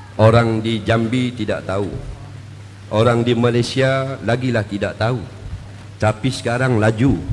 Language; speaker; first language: Malay; native; Malay